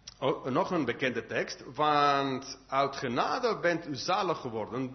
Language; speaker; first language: Dutch; non-native, fluent; English